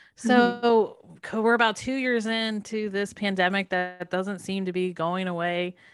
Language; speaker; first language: English; native; English